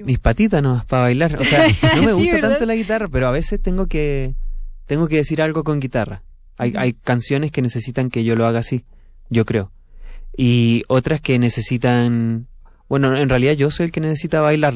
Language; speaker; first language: Spanish; native; Spanish